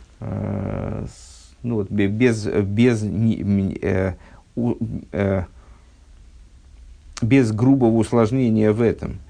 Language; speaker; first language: Russian; native; Russian